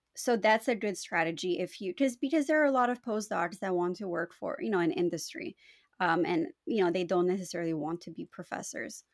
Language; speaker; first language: English; non-native, fluent; Romanian